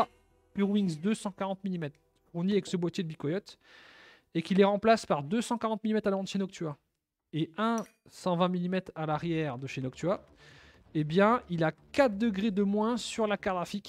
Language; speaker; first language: French; native; French